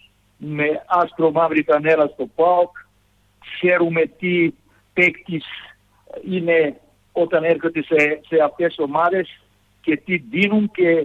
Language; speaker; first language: Greek; non-native, fluent; Serbian